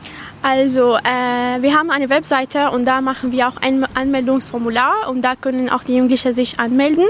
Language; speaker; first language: German; non-native, fluent; Arabic